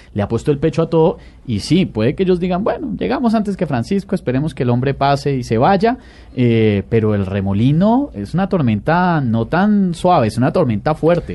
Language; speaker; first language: Spanish; native; Spanish